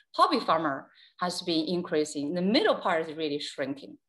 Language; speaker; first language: English; non-native, fluent; Chinese